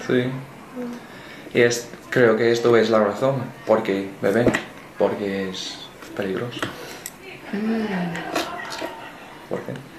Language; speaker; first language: Spanish; non-native, learner; English